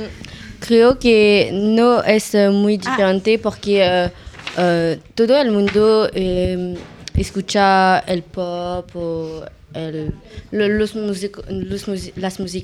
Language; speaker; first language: Spanish; non-native, learner; French